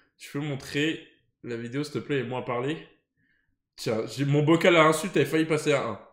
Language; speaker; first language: French; native; French